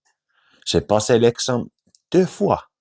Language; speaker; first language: French; non-native, fluent; Finnish